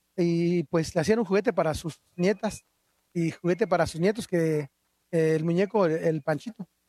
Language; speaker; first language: Spanish; non-native, local second language; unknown